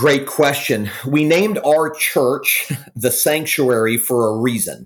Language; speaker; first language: English; native; English